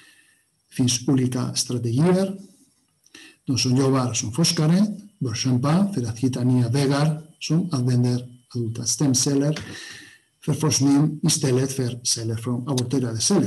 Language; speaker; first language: Swedish; non-native, fluent; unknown